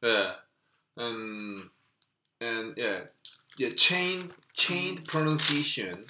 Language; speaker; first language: English; non-native, fluent; Korean